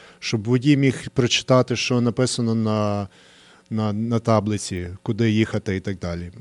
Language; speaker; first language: Ukrainian; early bilingual, heritage; Ukrainian